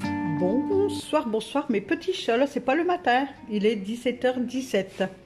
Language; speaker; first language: French; native; French